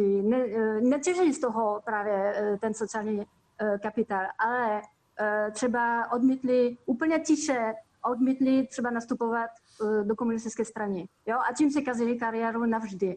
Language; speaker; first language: Czech; non-native, fluent; French